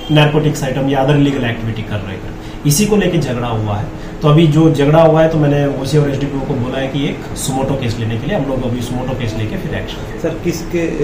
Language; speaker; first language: Hindi; non-native, local second language; Bangla